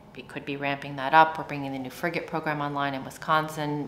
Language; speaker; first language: English; native; English